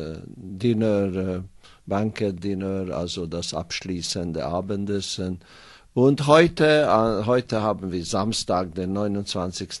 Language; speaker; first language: German; non-native, fluent; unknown